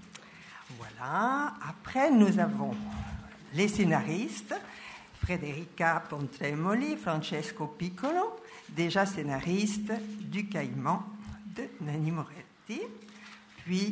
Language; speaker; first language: French; native; French